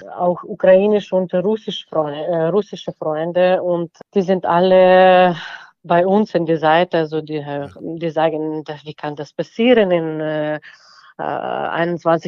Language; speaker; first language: German; non-native, fluent; Ukrainian